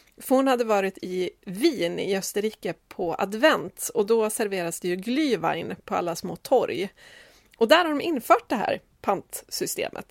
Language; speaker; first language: Swedish; native; Swedish